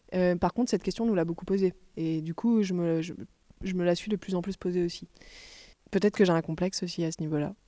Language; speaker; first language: French; native; French